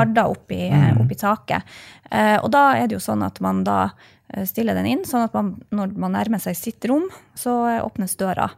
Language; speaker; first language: Norwegian; native; Norwegian